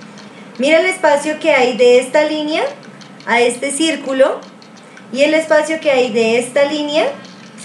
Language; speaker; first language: Spanish; native; Spanish